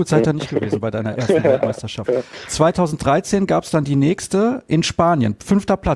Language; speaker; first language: German; native; German